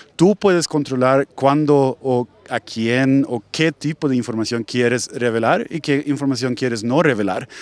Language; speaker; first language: Spanish; non-native, fluent; Swedish